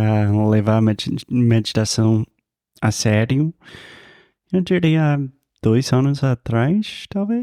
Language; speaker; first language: Portuguese; non-native, fluent; English